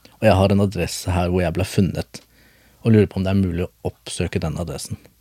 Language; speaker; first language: Norwegian; early bilingual, other home language; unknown